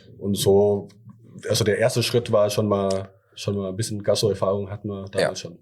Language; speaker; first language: German; early bilingual, other home language; Thai